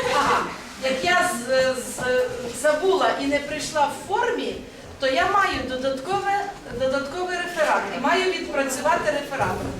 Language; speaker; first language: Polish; non-native, learner; Ukrainian